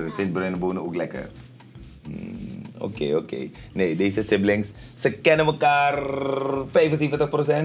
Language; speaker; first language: Dutch; native; Dutch